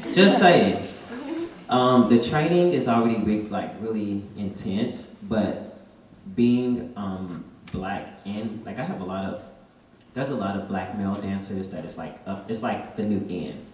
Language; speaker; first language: English; native; English